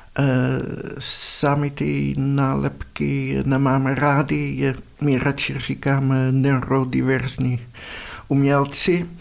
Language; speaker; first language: Czech; non-native, fluent; Dutch